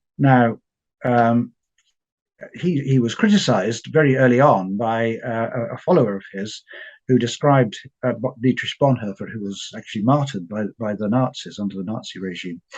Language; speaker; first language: English; native; English